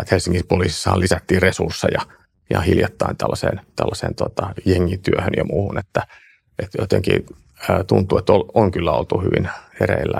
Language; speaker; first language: Finnish; native; Finnish